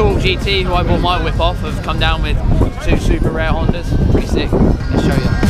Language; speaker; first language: English; native; English